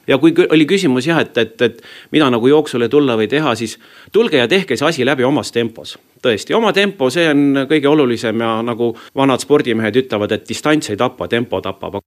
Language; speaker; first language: Estonian; native; Estonian